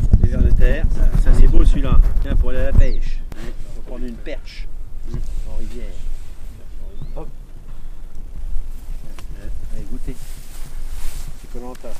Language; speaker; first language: French; native; French